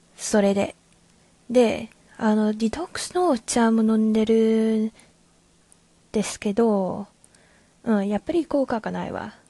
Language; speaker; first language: Japanese; non-native, learner; Chinese